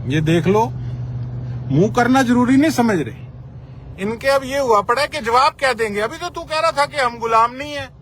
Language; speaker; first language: Hindi; non-native, local second language; Punjabi